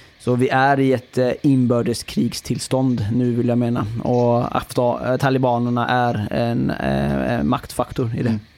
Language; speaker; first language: Swedish; early bilingual, other home language; Persian